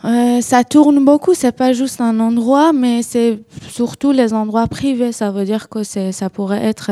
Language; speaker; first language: French; non-native, learner; Persian